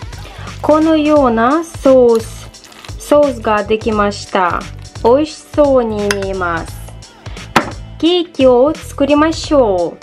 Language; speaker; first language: Japanese; non-native, fluent; Russian